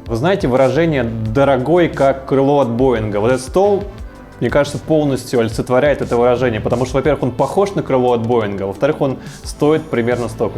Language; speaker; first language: Russian; native; Russian